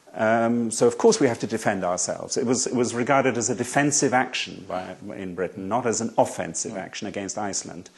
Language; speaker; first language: English; native; English